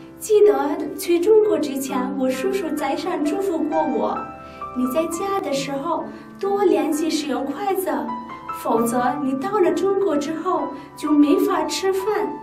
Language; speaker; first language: Chinese; non-native, fluent; Nepali